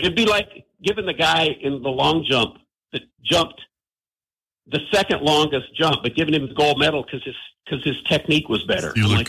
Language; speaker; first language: English; native; English